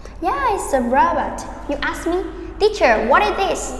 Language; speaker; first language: English; non-native, fluent; Vietnamese